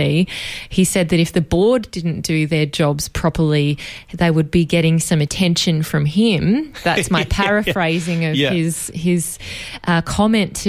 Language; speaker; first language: English; native; English